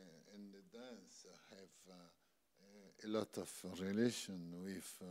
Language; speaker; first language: English; non-native, learner; French